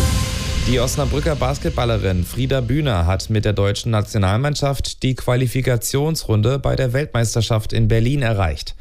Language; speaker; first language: German; native; German